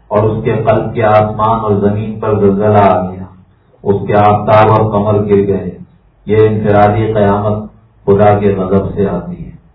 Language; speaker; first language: Urdu; native; Urdu